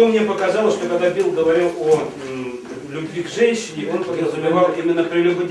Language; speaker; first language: Russian; native; Russian